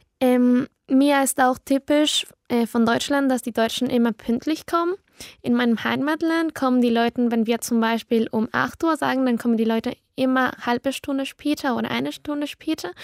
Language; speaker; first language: German; non-native, learner; Spanish